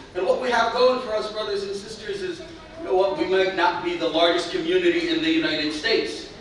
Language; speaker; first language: English; native; English